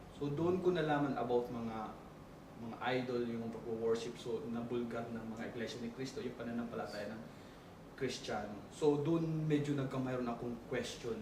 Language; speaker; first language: Filipino; non-native, local second language; Cebuano